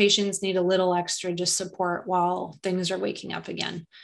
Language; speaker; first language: English; native; English